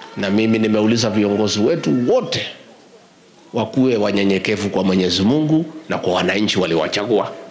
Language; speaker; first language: Swahili; non-native, local second language; Kikuyu